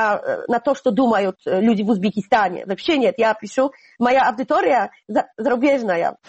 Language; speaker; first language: Russian; non-native, fluent; Polish